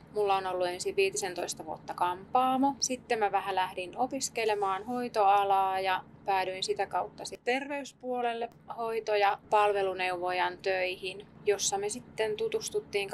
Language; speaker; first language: Finnish; native; Finnish